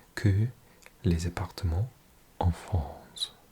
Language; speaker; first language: French; non-native, learner; English